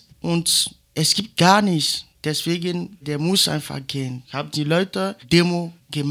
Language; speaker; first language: German; non-native, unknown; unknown